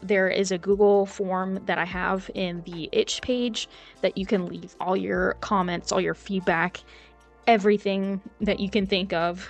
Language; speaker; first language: English; native; English